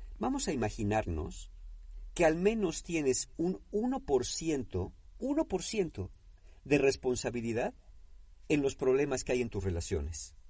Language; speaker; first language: Spanish; native; Spanish